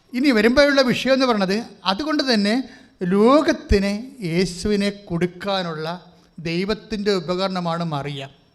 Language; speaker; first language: Malayalam; native; Malayalam